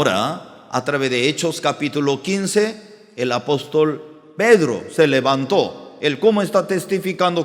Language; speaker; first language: Spanish; non-native, learner; Korean